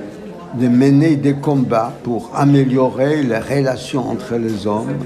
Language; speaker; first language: French; non-native, fluent; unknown